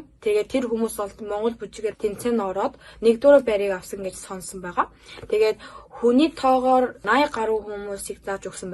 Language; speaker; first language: Mongolian; early bilingual, heritage; Mongolian